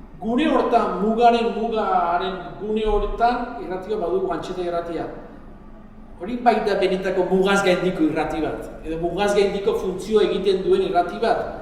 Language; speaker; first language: Basque; native; Basque